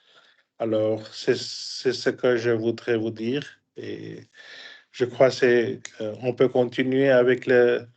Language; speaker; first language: French; non-native, fluent; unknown